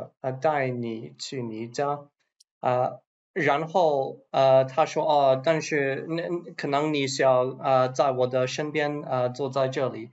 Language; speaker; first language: Chinese; non-native, learner; English